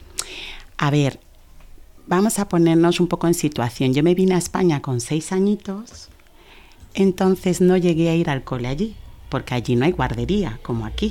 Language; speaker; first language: Spanish; early bilingual, other home language; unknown